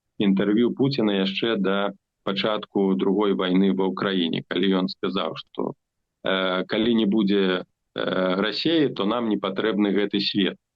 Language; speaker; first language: Belarusian; non-native, local second language; Russian